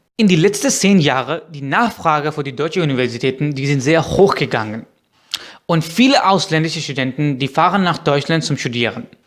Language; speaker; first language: German; non-native, fluent; Urdu